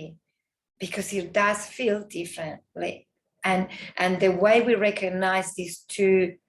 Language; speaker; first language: English; non-native, fluent; Spanish